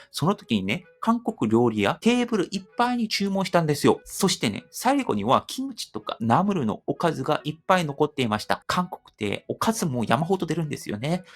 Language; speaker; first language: Japanese; non-native, fluent; Korean